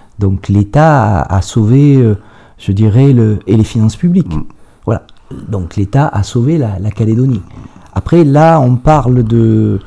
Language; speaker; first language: French; native; French